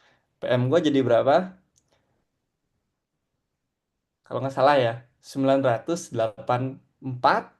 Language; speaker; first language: Indonesian; native; Indonesian